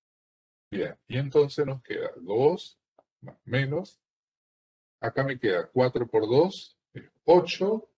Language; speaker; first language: Spanish; native; Spanish